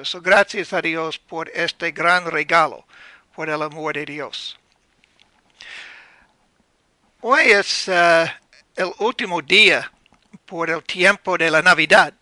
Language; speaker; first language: Spanish; non-native, learner; English